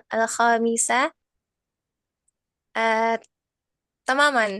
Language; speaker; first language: Arabic; non-native, learner; Indonesian